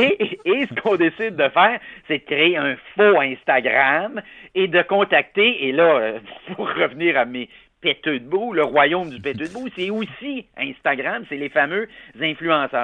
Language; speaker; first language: French; native; French